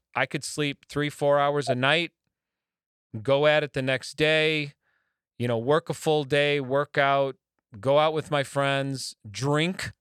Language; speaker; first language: English; native; English